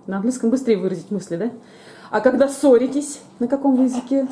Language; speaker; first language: Russian; native; Russian